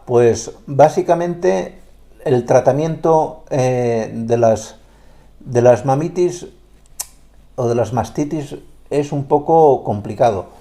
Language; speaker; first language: Spanish; native; Spanish